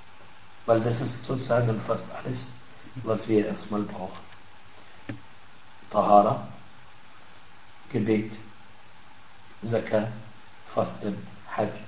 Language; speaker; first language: German; non-native, fluent; Arabic